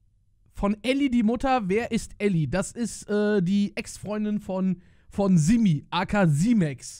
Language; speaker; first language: German; native; German